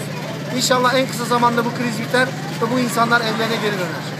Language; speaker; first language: Turkish; native; Turkish